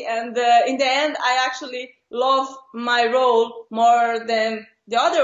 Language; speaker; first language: English; non-native, fluent; Portuguese